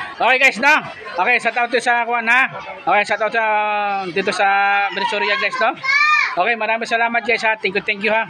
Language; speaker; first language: Filipino; non-native, local second language; Cebuano